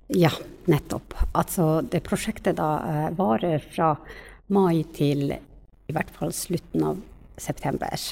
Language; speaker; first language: Norwegian; non-native, fluent; Finnish